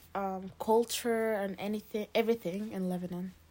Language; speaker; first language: English; early bilingual, other home language; Arabic